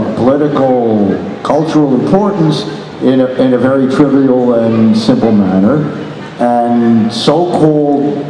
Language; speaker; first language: English; native; English